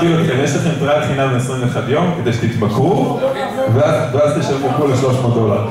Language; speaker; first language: Hebrew; native; Hebrew